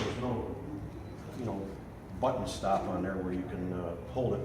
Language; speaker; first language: English; native; English